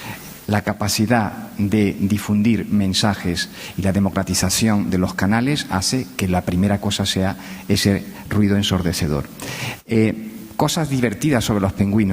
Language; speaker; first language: Spanish; native; Spanish